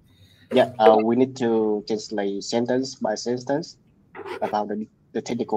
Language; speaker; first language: English; non-native, learner; Vietnamese